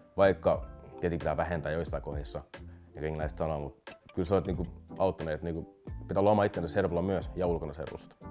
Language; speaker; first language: Finnish; early bilingual, other home language; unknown